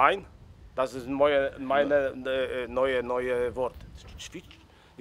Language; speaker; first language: German; non-native, learner; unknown